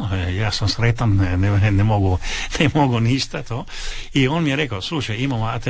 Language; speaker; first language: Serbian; non-native, local second language; Italian